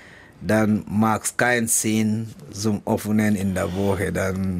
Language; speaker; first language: German; non-native, learner; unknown